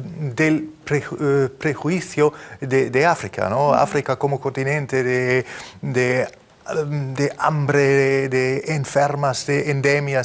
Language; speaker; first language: Spanish; non-native, fluent; German